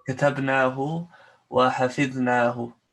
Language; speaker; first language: Arabic; non-native, learner; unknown